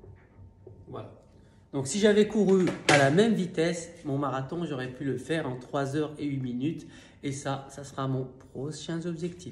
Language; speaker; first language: French; native; French